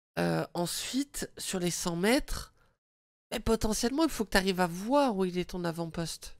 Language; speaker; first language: French; native; French